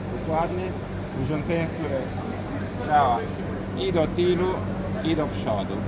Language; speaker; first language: Polish; non-native, learner; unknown